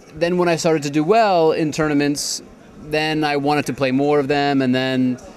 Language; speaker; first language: English; native; English